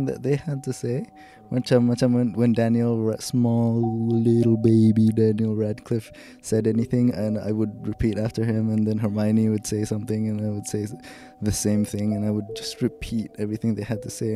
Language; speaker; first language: English; non-native, local second language; Pattani Malay